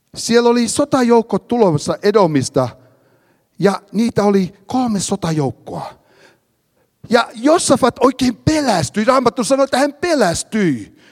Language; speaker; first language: Finnish; early bilingual, heritage; Finnish